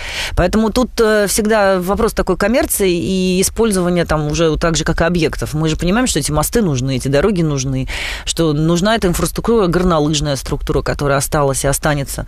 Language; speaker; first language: Russian; native; Russian